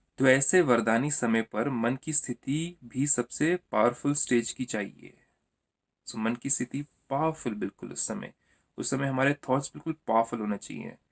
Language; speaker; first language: Hindi; native; Hindi